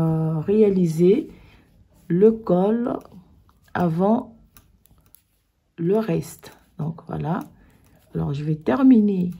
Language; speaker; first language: French; native; French